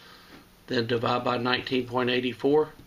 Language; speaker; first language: English; native; English